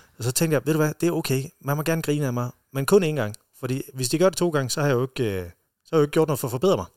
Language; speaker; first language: Danish; early bilingual, heritage; Danish